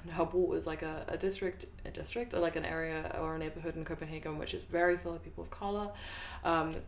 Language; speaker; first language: English; native; English